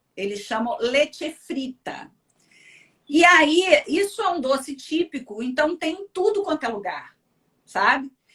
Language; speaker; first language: Portuguese; early bilingual, other home language; Spanish